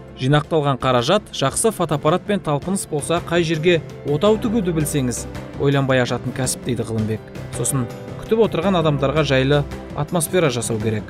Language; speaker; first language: Kazakh; native; Kazakh